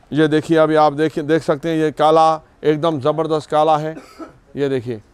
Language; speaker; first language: Hindi; native; Hindi